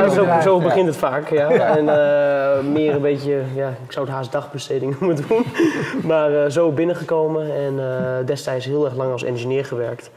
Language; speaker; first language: Dutch; native; Dutch